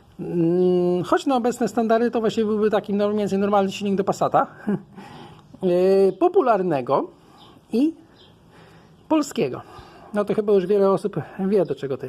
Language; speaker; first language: Polish; native; Polish